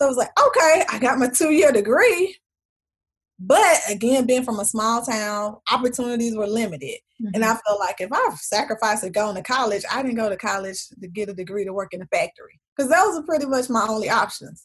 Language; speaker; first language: English; native; English